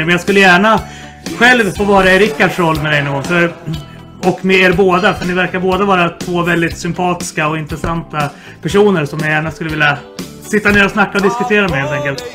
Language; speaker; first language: Swedish; native; Swedish